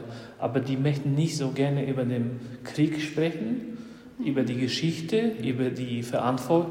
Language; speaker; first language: German; non-native, fluent; Polish